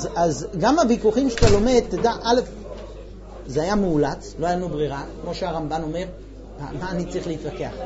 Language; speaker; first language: Hebrew; non-native, fluent; English